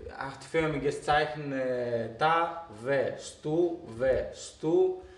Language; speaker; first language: German; non-native, fluent; Greek